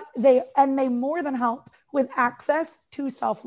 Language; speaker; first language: English; native; English